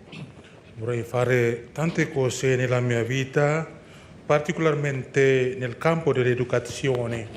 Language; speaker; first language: Italian; non-native, learner; Indonesian